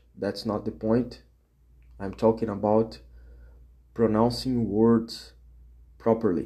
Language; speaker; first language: English; non-native, fluent; Portuguese